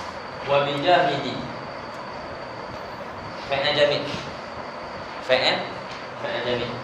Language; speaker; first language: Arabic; non-native, fluent; Malay